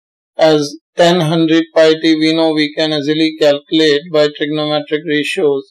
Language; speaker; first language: English; non-native, local second language; Hindi